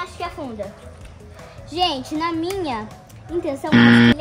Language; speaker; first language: Portuguese; native; Portuguese